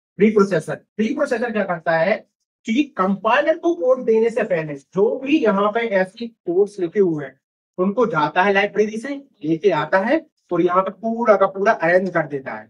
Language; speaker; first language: Hindi; native; Hindi